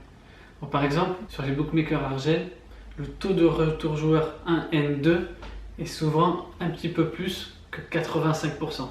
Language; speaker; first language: French; native; French